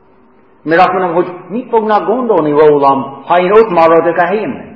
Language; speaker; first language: Hungarian; non-native, fluent; English